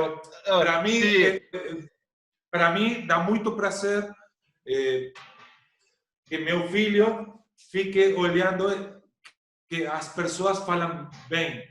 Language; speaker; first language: Portuguese; non-native, learner; Spanish